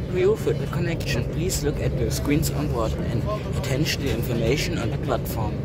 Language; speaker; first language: English; non-native, learner; German